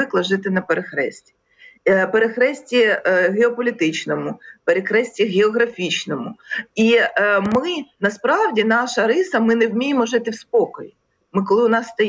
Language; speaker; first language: Ukrainian; native; Ukrainian